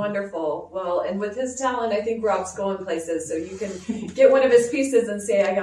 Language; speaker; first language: English; native; English